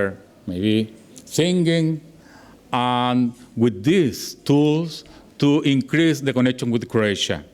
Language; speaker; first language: English; non-native, learner; Spanish